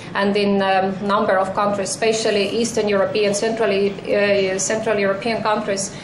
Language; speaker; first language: English; non-native, fluent; Estonian